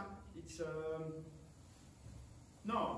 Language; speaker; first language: English; non-native, learner; French